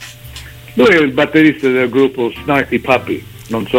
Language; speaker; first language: Italian; early bilingual, heritage; English